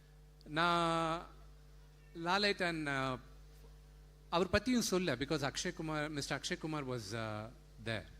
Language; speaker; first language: Tamil; non-native, local second language; Telugu